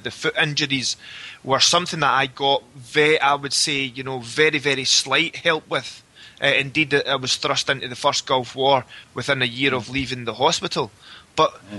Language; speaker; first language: English; native; English